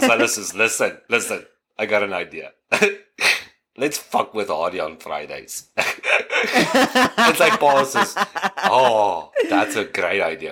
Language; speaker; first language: English; non-native, fluent; Afrikaans